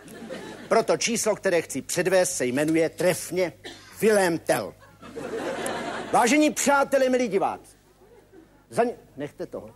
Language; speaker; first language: Czech; native; Czech